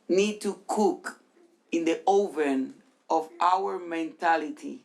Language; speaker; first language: English; non-native, fluent; Spanish